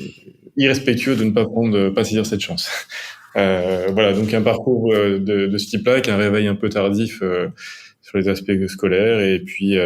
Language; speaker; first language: French; native; French